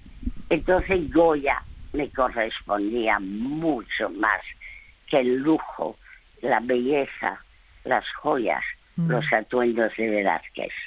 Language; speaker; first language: Spanish; early bilingual, other home language; French